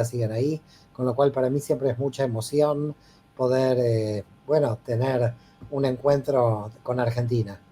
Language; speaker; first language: Spanish; native; Spanish